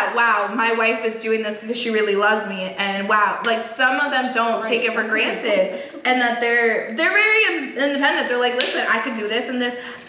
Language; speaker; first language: English; native; English